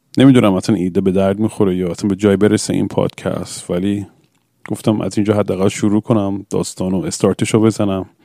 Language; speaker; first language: Persian; early bilingual, heritage; English